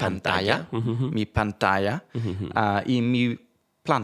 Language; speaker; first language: Spanish; non-native, learner; English